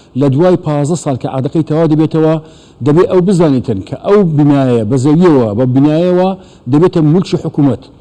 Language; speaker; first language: Central Kurdish; native; Central Kurdish